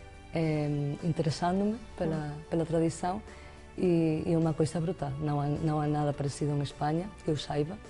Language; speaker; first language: Portuguese; non-native, fluent; Spanish